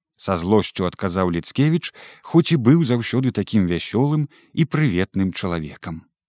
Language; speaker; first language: Belarusian; native; Belarusian